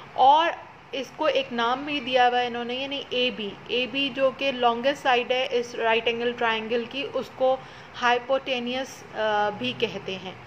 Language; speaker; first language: Urdu; native; Urdu